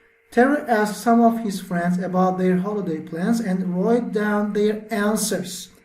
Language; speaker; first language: English; non-native, fluent; Turkish